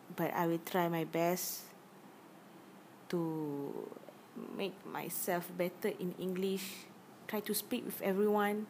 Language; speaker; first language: English; non-native, learner; Malay